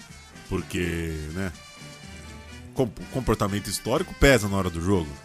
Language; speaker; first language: Portuguese; native; Portuguese